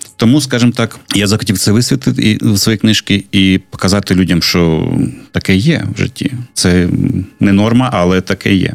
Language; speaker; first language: Ukrainian; non-native, local second language; Russian